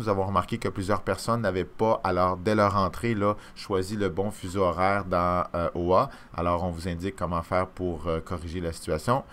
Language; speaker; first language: French; native; French